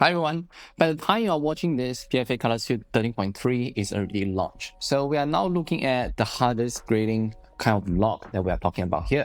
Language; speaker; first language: English; non-native, fluent; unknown